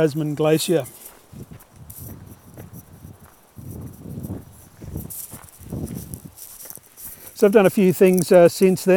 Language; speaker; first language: English; native; English